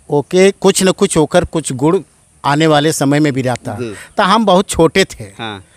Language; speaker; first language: Hindi; native; Hindi